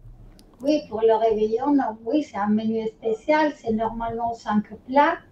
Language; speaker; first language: French; non-native, fluent; Spanish